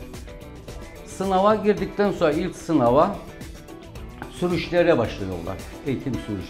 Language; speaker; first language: Turkish; native; Turkish